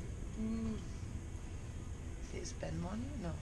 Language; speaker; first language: English; non-native, learner; Spanish